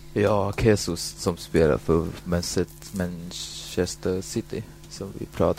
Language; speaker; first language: Swedish; non-native, fluent; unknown